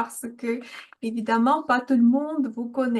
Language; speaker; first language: French; non-native, fluent; Russian